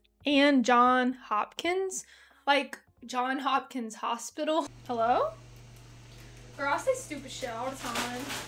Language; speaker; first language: English; native; English